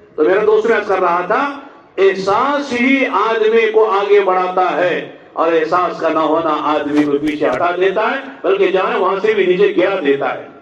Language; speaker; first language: Urdu; native; Urdu